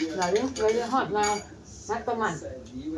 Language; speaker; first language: English; non-native, learner; Thai